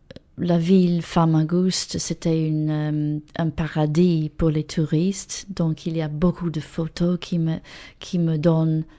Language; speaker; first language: French; non-native, learner; English